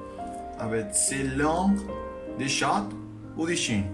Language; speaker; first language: French; non-native, learner; Spanish